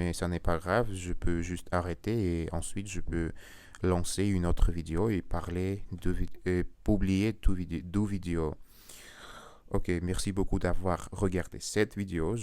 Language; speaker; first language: French; non-native, learner; Russian